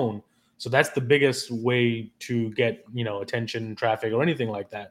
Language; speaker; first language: English; non-native, local second language; Hindi